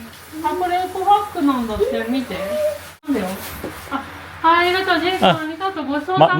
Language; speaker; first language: Japanese; native; Japanese